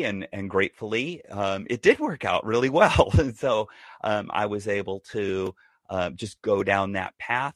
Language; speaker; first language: English; native; English